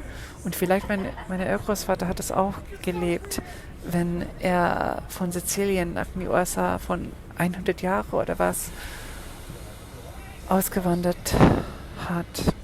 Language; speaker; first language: German; non-native, fluent; English